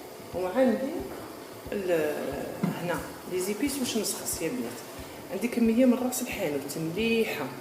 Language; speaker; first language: Arabic; native; Arabic